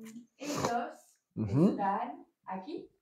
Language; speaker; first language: Spanish; non-native, learner; French